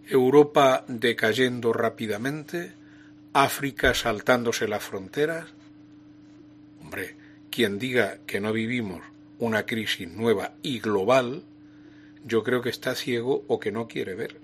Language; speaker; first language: Spanish; native; Spanish